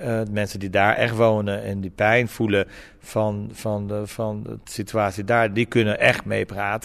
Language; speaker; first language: Dutch; non-native, fluent; Portuguese